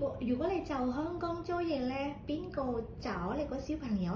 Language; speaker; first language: Cantonese; native; Cantonese